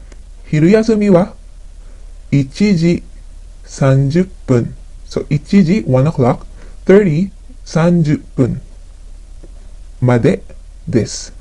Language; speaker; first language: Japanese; non-native, fluent; Filipino